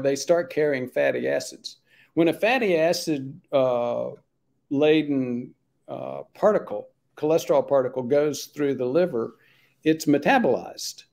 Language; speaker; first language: English; native; English